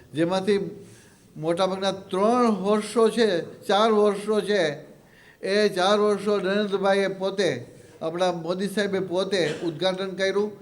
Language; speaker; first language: Gujarati; native; Gujarati